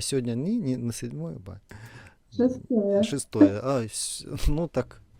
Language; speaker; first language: Ukrainian; non-native, learner; Russian